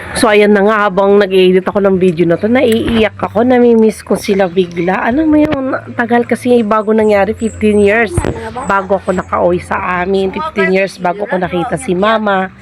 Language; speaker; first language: Filipino; non-native, local second language; Cebuano